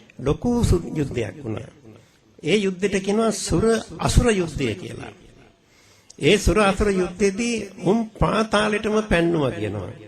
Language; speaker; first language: Sinhala; native; Sinhala